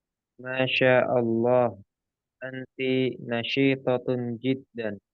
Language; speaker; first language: Arabic; non-native, learner; Indonesian